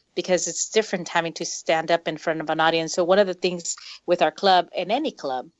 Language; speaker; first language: English; early bilingual, other home language; Spanish